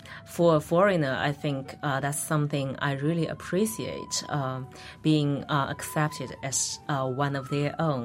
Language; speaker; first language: English; non-native, fluent; Chinese